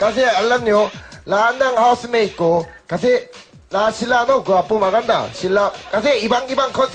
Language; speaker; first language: Filipino; non-native, learner; Korean